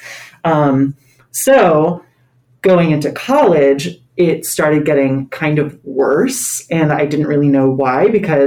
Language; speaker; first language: English; native; English